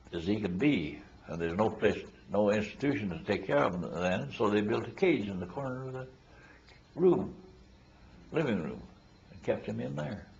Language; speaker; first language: English; native; English